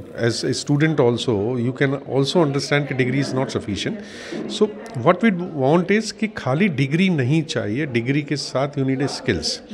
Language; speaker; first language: Hindi; native; Hindi